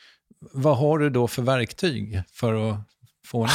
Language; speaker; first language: Swedish; native; Swedish